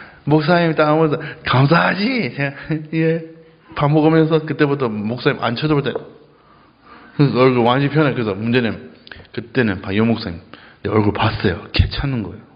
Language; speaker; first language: Korean; non-native, fluent; English